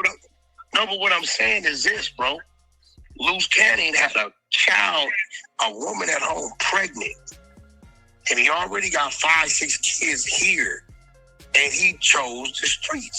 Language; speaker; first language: English; native; English